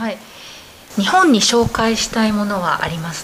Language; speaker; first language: Japanese; native; Japanese